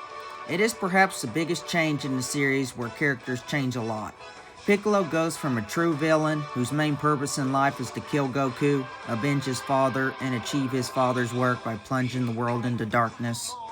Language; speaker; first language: English; native; English